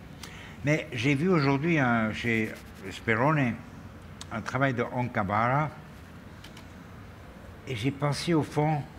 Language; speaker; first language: French; non-native, fluent; German